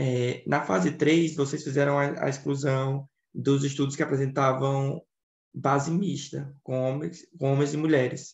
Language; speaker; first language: Portuguese; native; Portuguese